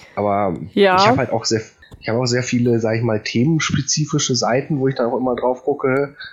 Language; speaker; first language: German; early bilingual, other home language; Polish